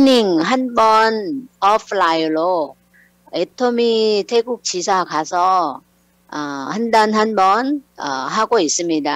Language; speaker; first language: Korean; non-native, learner; Thai